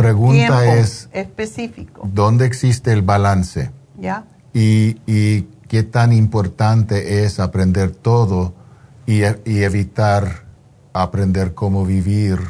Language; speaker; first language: Spanish; non-native, fluent; English